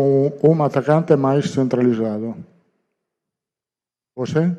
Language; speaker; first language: Portuguese; non-native, learner; Italian